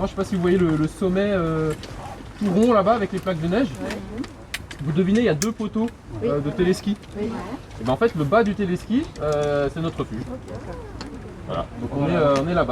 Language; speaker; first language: French; native; French